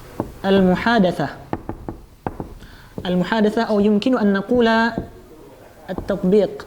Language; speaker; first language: Arabic; non-native, fluent; Indonesian